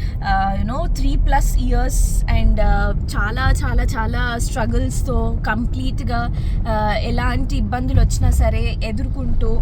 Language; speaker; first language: Telugu; native; Telugu